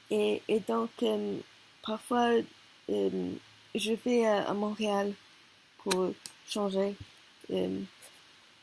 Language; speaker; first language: French; non-native, learner; Korean